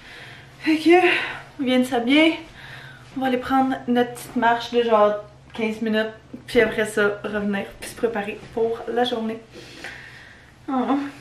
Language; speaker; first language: French; native; French